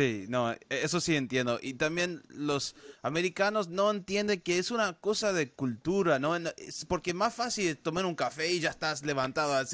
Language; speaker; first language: Spanish; early bilingual, heritage; Spanish